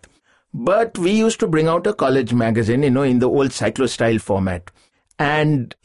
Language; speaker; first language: English; non-native, local second language; Bangla